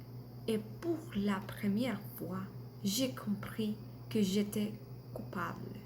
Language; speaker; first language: French; non-native, learner; Spanish